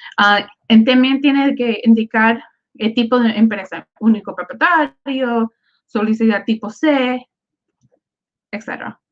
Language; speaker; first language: Spanish; early bilingual, other home language; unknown